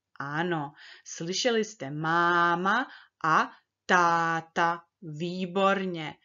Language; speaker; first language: Czech; early bilingual, heritage; Czech